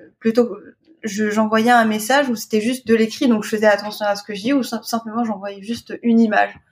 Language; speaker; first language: French; non-native, local second language; Arabic